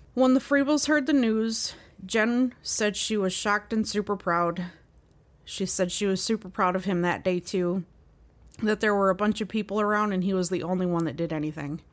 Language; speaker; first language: English; native; English